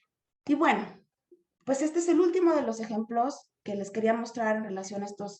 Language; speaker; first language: Spanish; native; Spanish